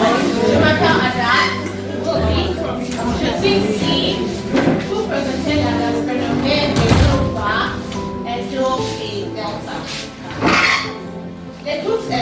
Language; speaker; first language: French; non-native, learner; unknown